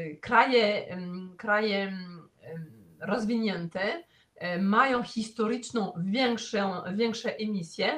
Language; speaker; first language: Polish; non-native, fluent; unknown